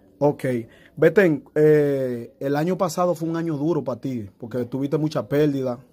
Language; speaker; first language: Spanish; native; Spanish